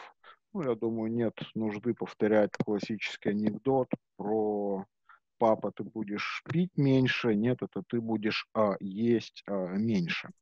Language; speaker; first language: Russian; native; Russian